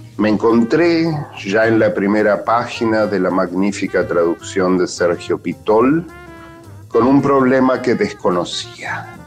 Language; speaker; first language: Spanish; native; Spanish